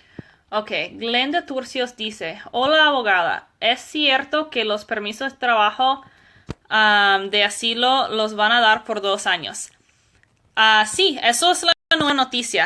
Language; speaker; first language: Spanish; non-native, fluent; English